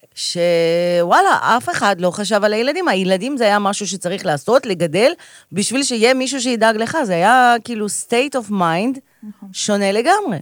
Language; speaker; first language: Hebrew; early bilingual, other home language; Russian